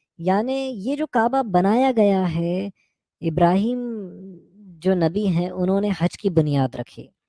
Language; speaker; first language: Urdu; native; Urdu